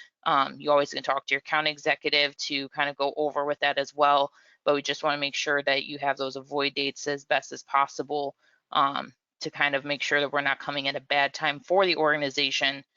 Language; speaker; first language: English; native; English